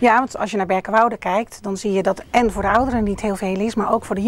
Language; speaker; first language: Dutch; native; Dutch